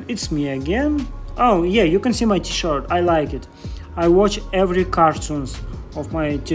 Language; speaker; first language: English; non-native, learner; Russian